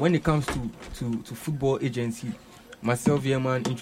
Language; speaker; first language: English; non-native, local second language; Akan